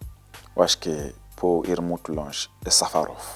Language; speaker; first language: Portuguese; non-native, learner; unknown